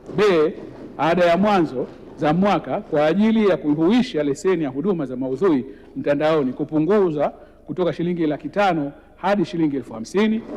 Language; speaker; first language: Swahili; native; Swahili